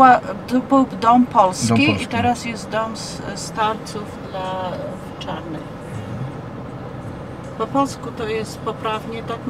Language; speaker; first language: Polish; early bilingual, heritage; Polish